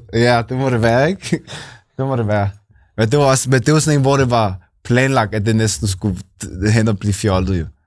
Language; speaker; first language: Danish; native; Danish